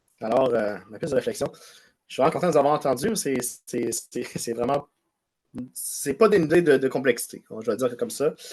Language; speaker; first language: French; native; French